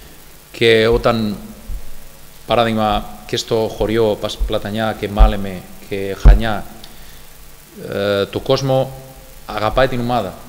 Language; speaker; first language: Greek; non-native, fluent; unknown